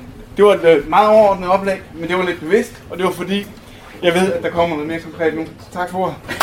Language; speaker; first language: Danish; native; Danish